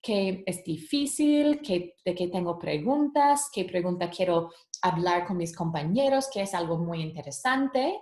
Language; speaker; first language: Spanish; early bilingual, heritage; Spanish